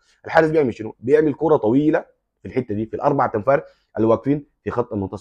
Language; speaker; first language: Arabic; native; Arabic